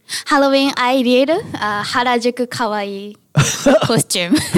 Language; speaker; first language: English; non-native, learner; Japanese